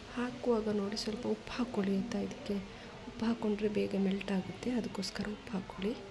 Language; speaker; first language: Kannada; non-native, local second language; Malayalam